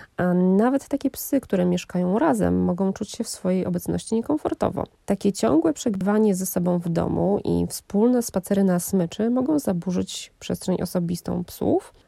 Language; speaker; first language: Polish; native; Polish